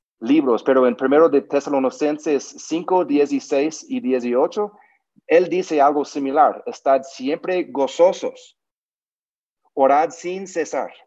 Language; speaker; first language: Spanish; non-native, learner; English